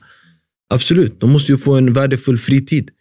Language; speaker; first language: Swedish; early bilingual, other home language; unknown